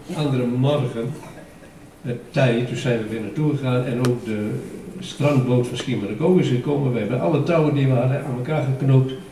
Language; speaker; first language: Dutch; native; Dutch